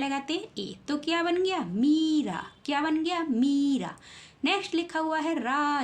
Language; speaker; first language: Hindi; native; Hindi